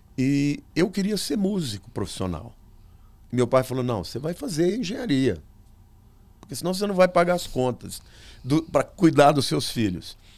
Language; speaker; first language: Portuguese; native; Portuguese